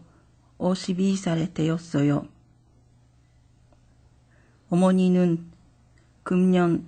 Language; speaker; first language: Korean; non-native, fluent; Japanese